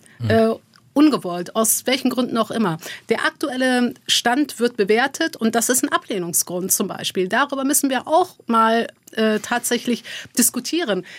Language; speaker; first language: German; early bilingual, other home language; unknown